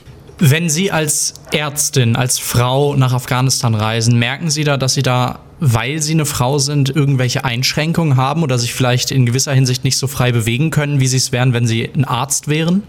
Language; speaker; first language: German; early bilingual, other home language; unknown